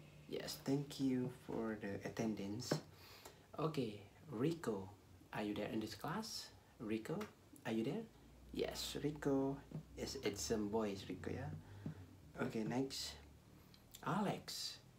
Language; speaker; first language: English; non-native, learner; Balinese